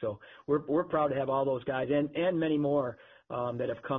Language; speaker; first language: English; native; English